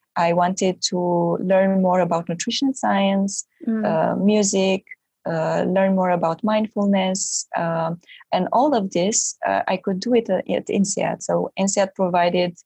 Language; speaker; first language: English; non-native, fluent; Romanian